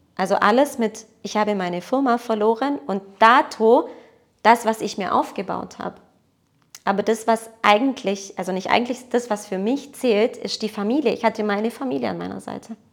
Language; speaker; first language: German; early bilingual, other home language; Portuguese